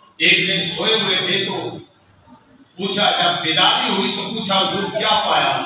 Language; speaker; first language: Urdu; non-native, local second language; Punjabi